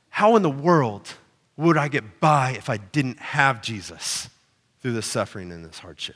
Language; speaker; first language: English; native; English